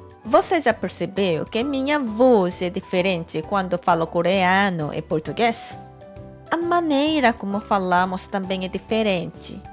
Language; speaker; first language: Portuguese; non-native, fluent; Korean